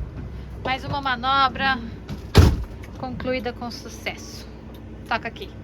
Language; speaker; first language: Portuguese; native; Portuguese